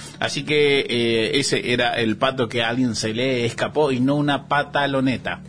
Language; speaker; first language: Spanish; native; Spanish